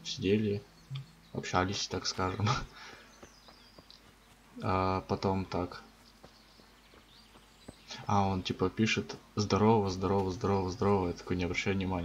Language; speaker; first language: Russian; native; Russian